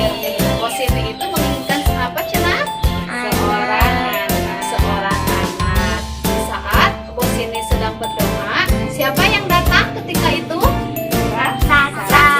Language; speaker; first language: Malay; non-native, local second language; Sundanese